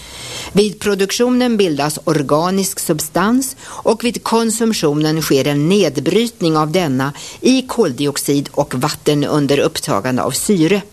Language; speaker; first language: Swedish; native; Swedish